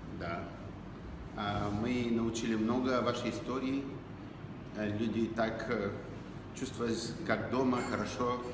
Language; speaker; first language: Russian; non-native, learner; Bulgarian